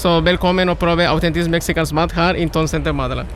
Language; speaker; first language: Norwegian; non-native, learner; Spanish